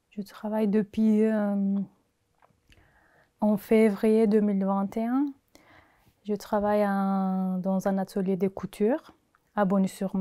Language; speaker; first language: French; non-native, learner; Turkish